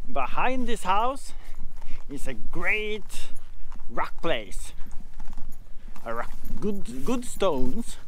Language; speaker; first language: English; non-native, learner; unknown